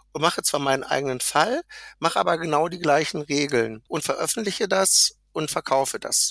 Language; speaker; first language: German; native; German